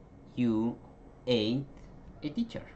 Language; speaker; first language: English; non-native, fluent; Spanish